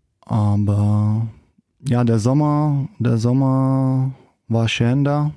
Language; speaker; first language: German; non-native, fluent; Czech